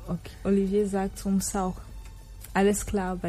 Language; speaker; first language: German; non-native, fluent; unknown